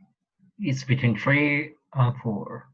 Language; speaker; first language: English; non-native, learner; Spanish